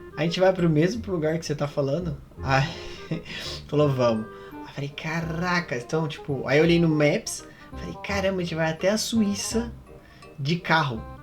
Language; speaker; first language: Portuguese; native; Portuguese